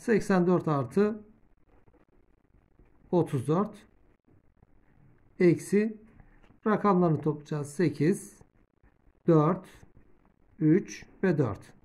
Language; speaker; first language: Turkish; native; Turkish